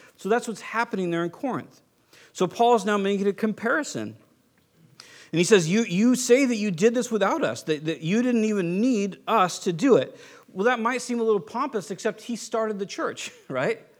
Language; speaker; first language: English; native; English